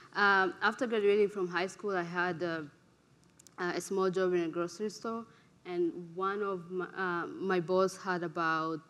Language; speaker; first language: English; non-native, local second language; Kinyarwanda